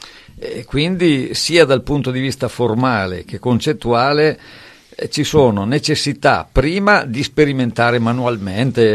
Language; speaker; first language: Italian; native; Italian